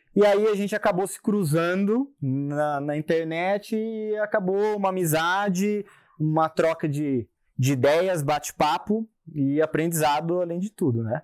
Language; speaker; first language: Portuguese; native; Portuguese